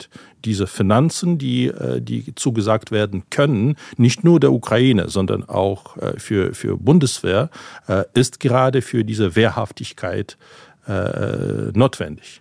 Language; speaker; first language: German; non-native, fluent; Ukrainian